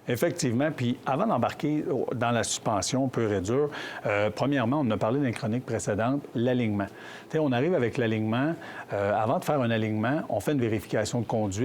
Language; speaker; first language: French; native; French